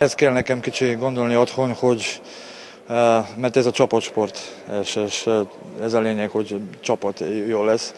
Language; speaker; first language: Hungarian; non-native, learner; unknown